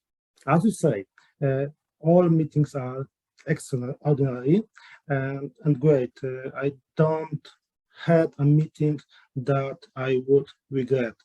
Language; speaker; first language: English; non-native, learner; Polish